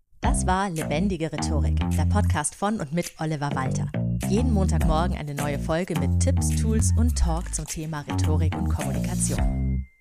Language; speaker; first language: German; native; German